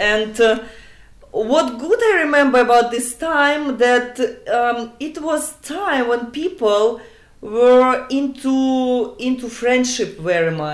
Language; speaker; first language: English; non-native, learner; Russian